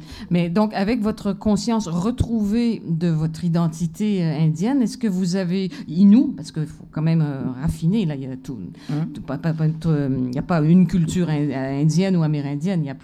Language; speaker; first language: French; native; French